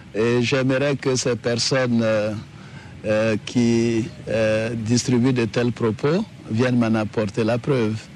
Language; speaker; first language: French; non-native, local second language; Dyula